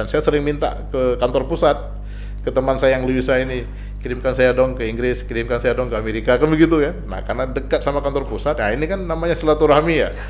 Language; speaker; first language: Indonesian; non-native, local second language; Achinese